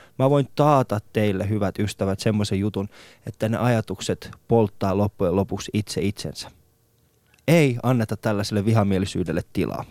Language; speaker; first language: Finnish; non-native, fluent; Persian